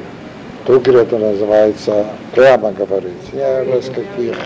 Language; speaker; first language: Russian; non-native, learner; Hebrew